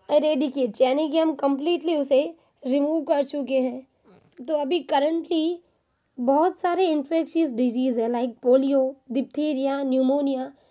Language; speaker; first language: Hindi; non-native, local second language; Gujarati